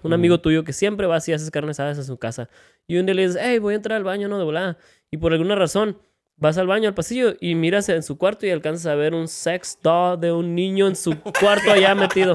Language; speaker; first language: Spanish; native; Spanish